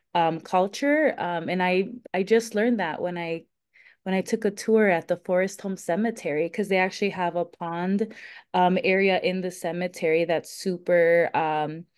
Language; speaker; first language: English; native; English